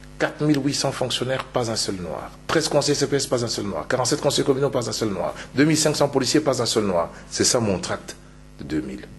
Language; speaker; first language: French; non-native, local second language; Luba-Lulua